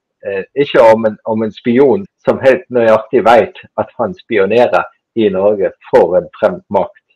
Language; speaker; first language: Norwegian; non-native, fluent; German